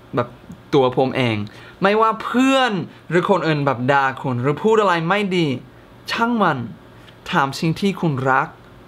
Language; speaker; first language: Thai; non-native, fluent; English